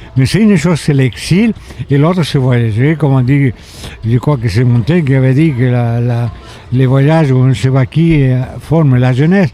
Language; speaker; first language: French; non-native, fluent; Spanish